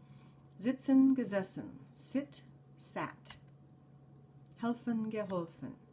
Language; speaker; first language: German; non-native, fluent; English